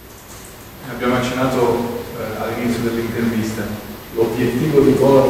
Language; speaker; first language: Italian; native; Italian